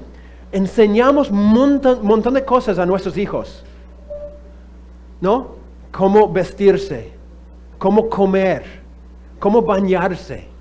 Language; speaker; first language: Spanish; non-native, fluent; English